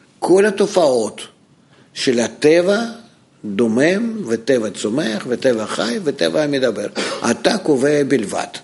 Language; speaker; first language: Hebrew; non-native, fluent; Russian